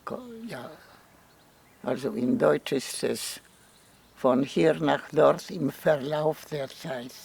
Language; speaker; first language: German; non-native, fluent; Polish